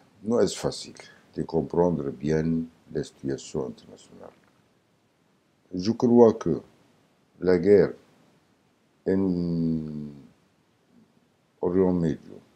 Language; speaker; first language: French; non-native, learner; Arabic